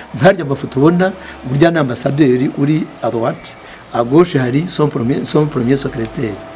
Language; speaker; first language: Kinyarwanda; native; Kinyarwanda